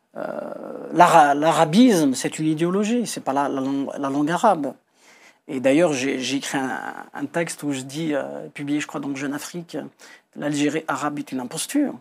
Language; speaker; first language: French; non-native, local second language; Kabyle